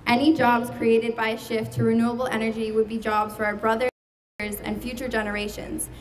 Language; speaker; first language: English; native; English